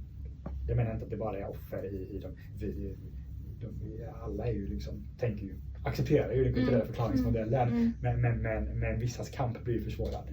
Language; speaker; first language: Swedish; early bilingual, other home language; Persian